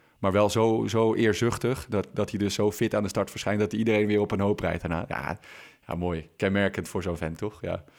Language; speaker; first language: Dutch; native; Dutch